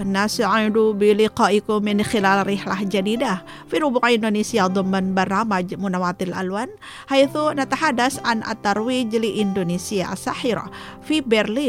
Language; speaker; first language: Arabic; non-native, fluent; Indonesian